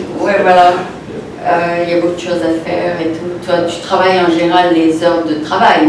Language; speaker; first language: French; non-native, local second language; Arabic